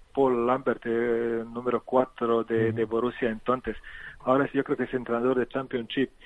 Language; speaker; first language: Spanish; non-native, fluent; Serbian